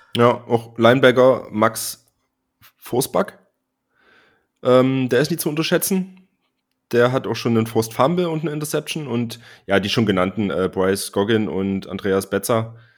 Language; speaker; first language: German; native; German